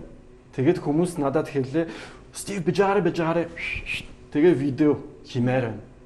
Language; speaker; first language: Mongolian; non-native, learner; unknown